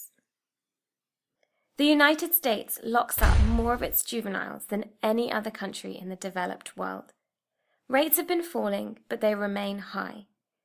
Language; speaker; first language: English; native; English